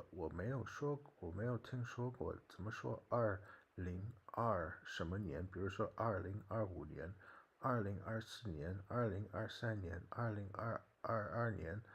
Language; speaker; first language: Chinese; non-native, fluent; English